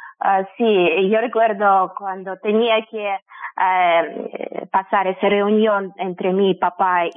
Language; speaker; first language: Spanish; non-native, fluent; Russian